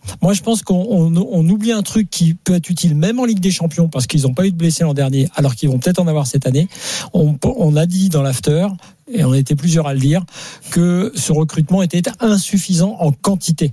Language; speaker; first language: French; native; French